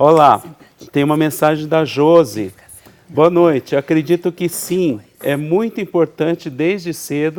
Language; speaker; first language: Portuguese; native; Portuguese